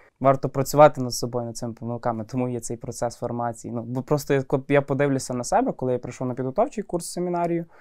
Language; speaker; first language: Ukrainian; native; Ukrainian